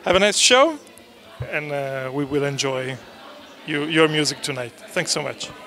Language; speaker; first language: English; non-native, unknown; Italian